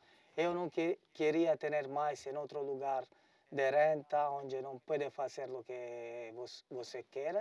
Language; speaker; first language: Portuguese; non-native, learner; Italian